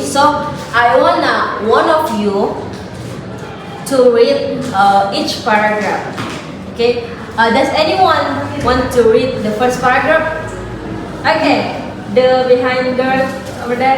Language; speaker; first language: English; non-native, learner; Indonesian